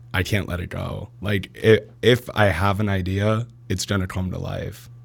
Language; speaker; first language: English; early bilingual, other home language; Arabic